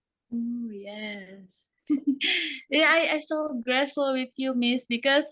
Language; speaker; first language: English; non-native, learner; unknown